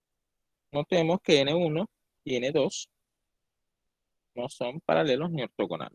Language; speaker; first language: Spanish; native; Spanish